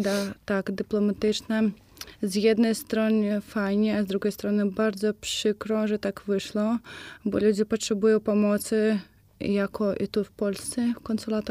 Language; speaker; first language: Polish; non-native, fluent; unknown